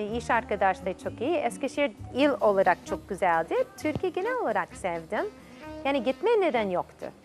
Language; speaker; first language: Turkish; non-native, fluent; English